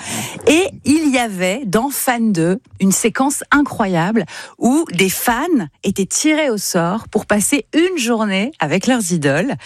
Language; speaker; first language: French; native; French